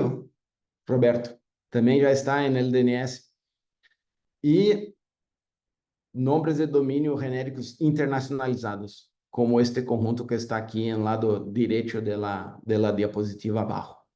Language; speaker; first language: Spanish; non-native, fluent; Portuguese